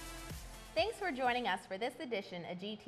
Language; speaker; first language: English; native; English